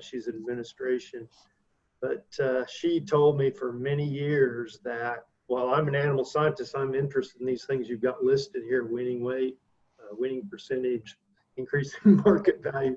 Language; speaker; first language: English; native; English